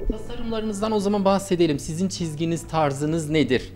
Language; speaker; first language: Turkish; native; Turkish